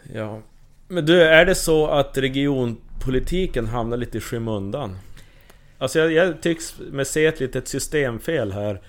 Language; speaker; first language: Swedish; native; Swedish